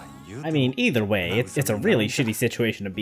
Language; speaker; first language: English; native; English